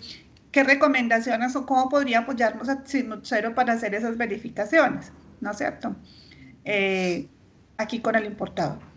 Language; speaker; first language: Spanish; native; Spanish